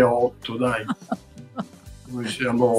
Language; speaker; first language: Italian; native; Italian